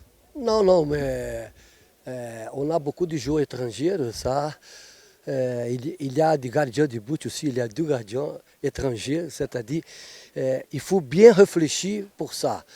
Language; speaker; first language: French; non-native, fluent; Portuguese